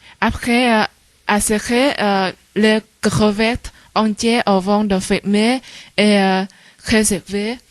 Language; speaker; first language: French; non-native, learner; Vietnamese